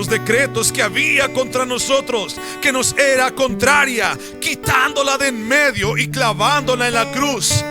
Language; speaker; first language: Spanish; native; Spanish